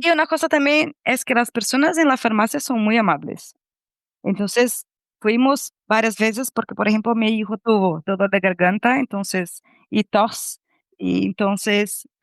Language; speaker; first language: Spanish; non-native, fluent; Portuguese